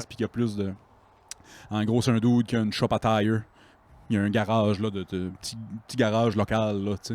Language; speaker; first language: French; native; French